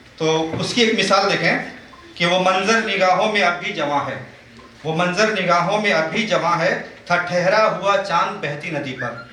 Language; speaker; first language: Urdu; native; Urdu